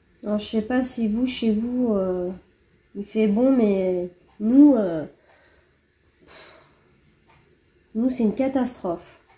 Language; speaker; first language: French; native; French